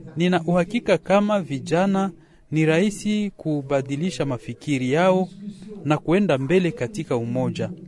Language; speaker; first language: Swahili; non-native, local second language; Kinyarwanda